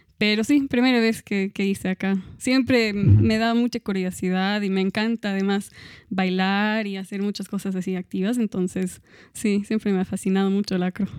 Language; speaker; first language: Spanish; non-native, fluent; English